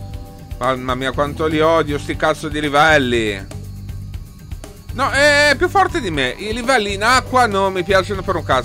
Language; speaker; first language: Italian; native; Italian